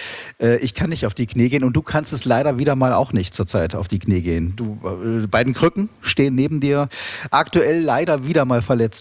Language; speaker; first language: German; native; German